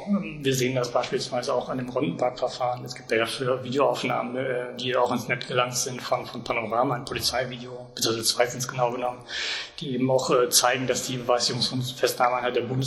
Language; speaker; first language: German; native; German